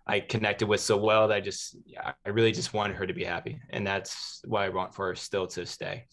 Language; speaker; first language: English; native; English